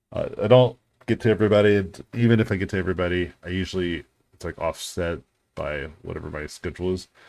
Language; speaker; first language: English; native; English